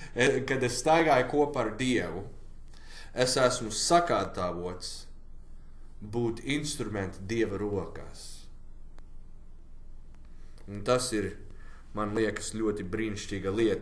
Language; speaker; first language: Latvian; non-native, learner; English